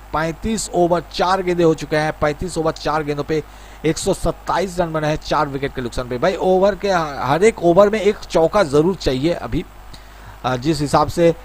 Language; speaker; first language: Hindi; non-native, local second language; Bangla